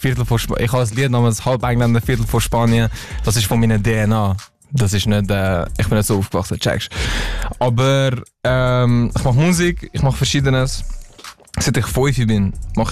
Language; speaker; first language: Swiss German; non-native, local second language; English